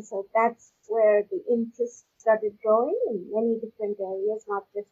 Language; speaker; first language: English; non-native, local second language; Urdu